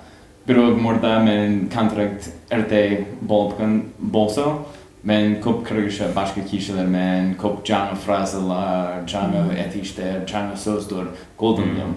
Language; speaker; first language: Kyrgyz; non-native, learner; English